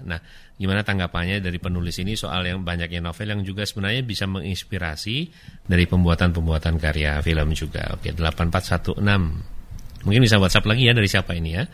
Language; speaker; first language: Indonesian; native; Indonesian